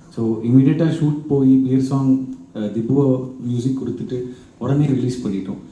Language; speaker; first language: English; non-native, local second language; Tamil